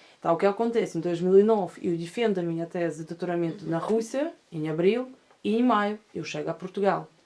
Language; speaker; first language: Portuguese; non-native, fluent; Russian